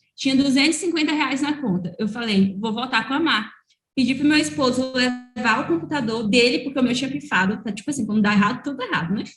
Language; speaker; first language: Portuguese; native; Portuguese